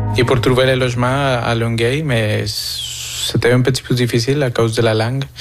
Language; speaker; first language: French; non-native, fluent; Spanish